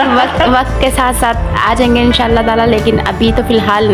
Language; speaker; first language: Hindi; non-native, local second language; Sindhi